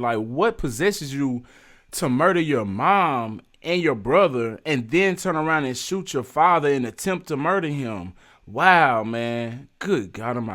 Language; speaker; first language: English; native; English